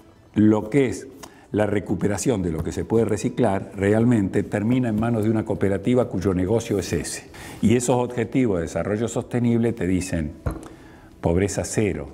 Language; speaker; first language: Spanish; native; Spanish